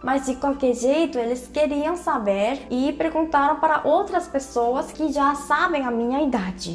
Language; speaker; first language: Portuguese; non-native, fluent; Korean